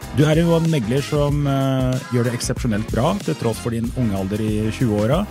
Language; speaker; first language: Norwegian; native; Norwegian